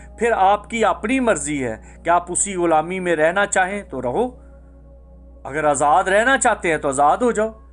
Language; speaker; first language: Urdu; native; Urdu